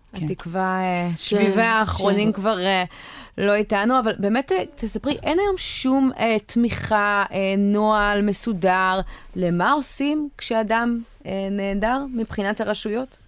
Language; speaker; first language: Hebrew; native; Hebrew